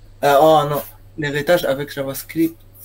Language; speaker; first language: French; non-native, local second language; Arabic